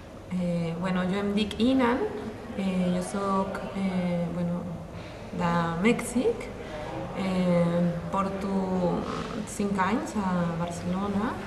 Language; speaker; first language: Catalan; non-native, fluent; Spanish